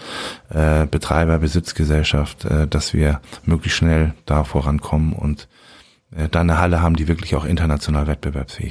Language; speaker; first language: German; native; German